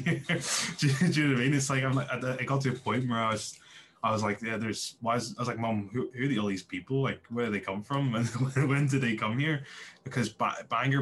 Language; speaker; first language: English; native; English